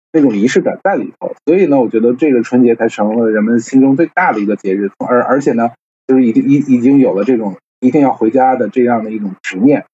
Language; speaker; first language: Chinese; native; Chinese